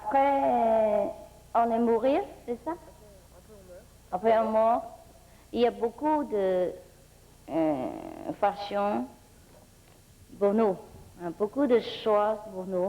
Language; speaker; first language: French; non-native, fluent; Vietnamese